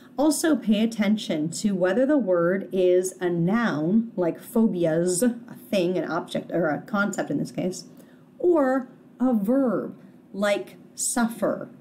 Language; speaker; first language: English; native; English